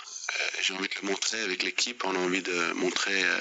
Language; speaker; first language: French; non-native, fluent; Danish